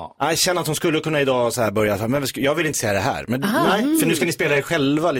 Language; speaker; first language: Swedish; native; Swedish